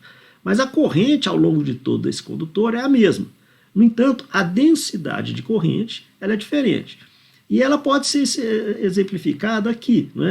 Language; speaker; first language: Portuguese; native; Portuguese